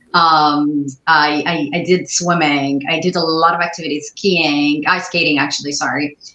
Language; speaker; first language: English; non-native, fluent; Arabic